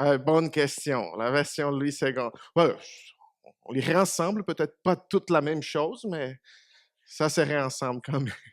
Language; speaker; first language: French; non-native, fluent; Portuguese